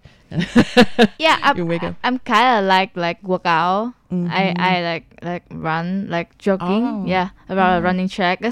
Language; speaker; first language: English; non-native, learner; Vietnamese